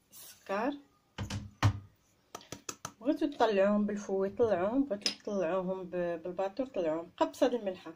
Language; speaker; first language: Arabic; native; Arabic